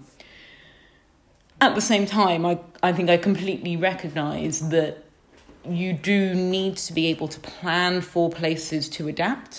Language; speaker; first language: English; native; English